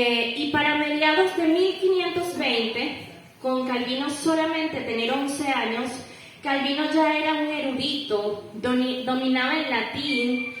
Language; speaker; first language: Spanish; native; Spanish